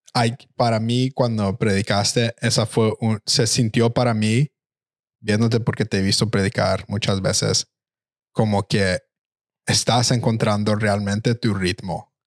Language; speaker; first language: Spanish; early bilingual, heritage; Spanish